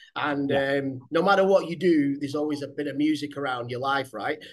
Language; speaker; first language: English; native; English